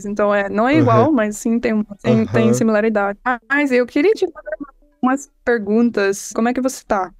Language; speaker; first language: Portuguese; non-native, fluent; English